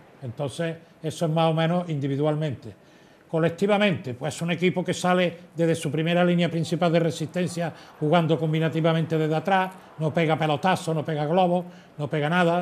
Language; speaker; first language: Spanish; native; Spanish